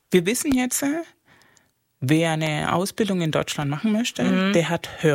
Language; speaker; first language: German; non-native, fluent; Spanish